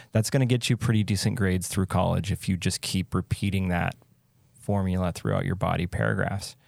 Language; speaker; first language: English; native; English